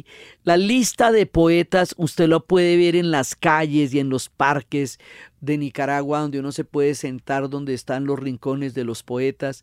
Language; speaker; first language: Spanish; native; Spanish